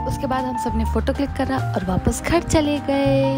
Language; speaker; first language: Hindi; native; Hindi